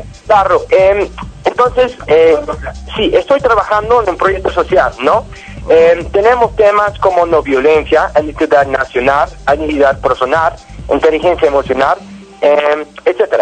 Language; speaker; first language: Spanish; non-native, learner; English